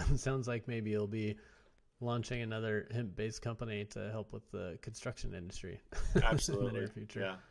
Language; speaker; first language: English; native; English